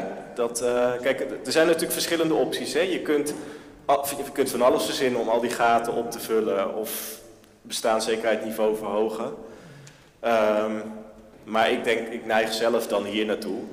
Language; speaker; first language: Dutch; native; Dutch